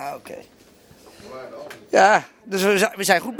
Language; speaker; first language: Dutch; native; Dutch